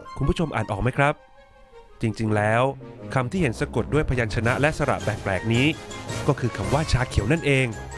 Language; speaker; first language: Thai; native; Thai